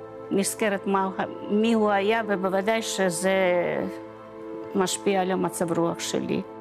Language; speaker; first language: Hebrew; non-native, fluent; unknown